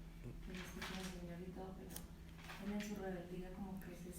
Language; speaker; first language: Spanish; native; Spanish